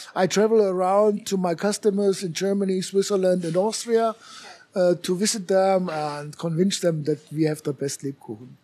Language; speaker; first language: English; non-native, fluent; German